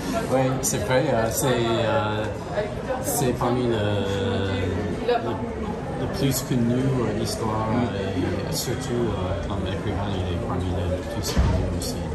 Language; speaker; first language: French; non-native, fluent; English